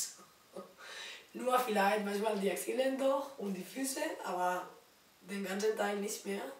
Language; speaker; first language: German; non-native, learner; Spanish